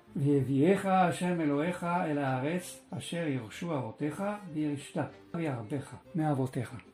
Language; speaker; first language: Hebrew; non-native, fluent; French